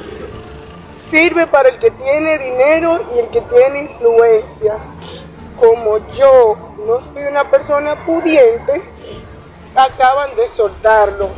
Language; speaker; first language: Spanish; native; Spanish